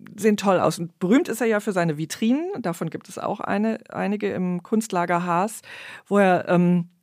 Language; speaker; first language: German; native; German